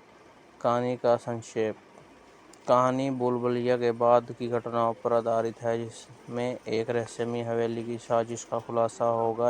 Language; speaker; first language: Hindi; native; Hindi